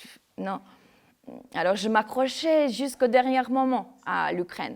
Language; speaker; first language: French; non-native, fluent; Ukrainian